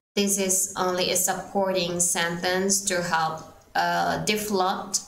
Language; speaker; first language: English; non-native, fluent; Indonesian